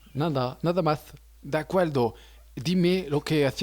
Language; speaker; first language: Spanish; non-native, learner; French